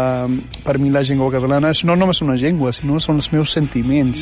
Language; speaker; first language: Catalan; non-native, fluent; Punjabi